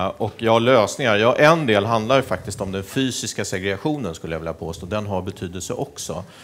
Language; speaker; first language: Swedish; native; Swedish